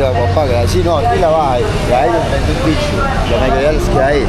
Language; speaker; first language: Spanish; native; Spanish